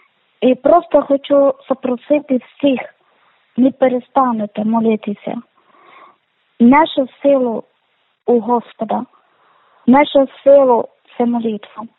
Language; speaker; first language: Ukrainian; non-native, learner; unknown